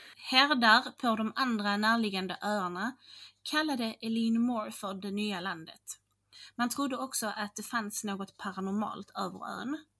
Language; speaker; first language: Swedish; native; Swedish